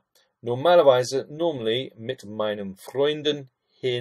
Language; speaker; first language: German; non-native, fluent; English